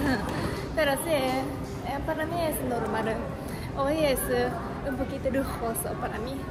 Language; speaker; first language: Spanish; non-native, learner; Japanese